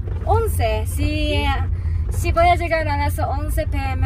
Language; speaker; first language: Spanish; non-native, fluent; Japanese